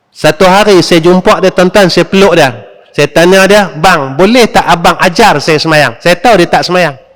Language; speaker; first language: Malay; native; Malay